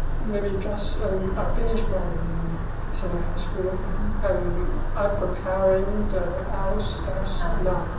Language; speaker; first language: English; non-native, learner; Chinese